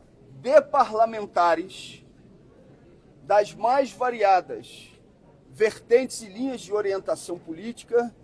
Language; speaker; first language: Portuguese; native; Portuguese